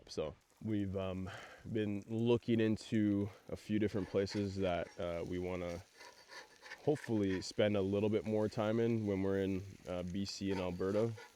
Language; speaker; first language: English; native; English